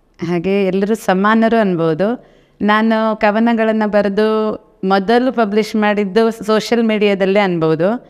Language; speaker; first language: Kannada; non-native, local second language; Konkani